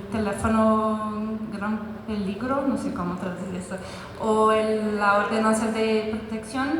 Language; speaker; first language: Spanish; non-native, fluent; French